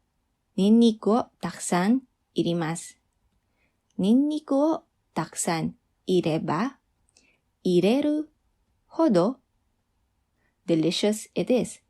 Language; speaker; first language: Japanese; non-native, fluent; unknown